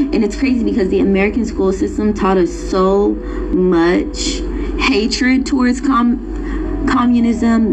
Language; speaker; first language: English; native; English